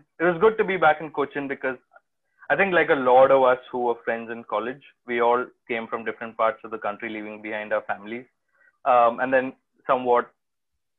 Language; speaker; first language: English; non-native, local second language; Malayalam